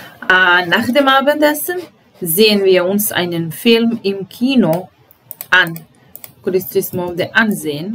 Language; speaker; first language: German; non-native, fluent; Serbian